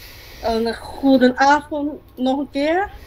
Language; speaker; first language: Dutch; non-native, local second language; Papiamento